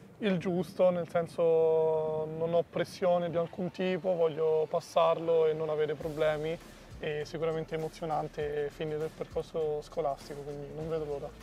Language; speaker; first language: Italian; native; Italian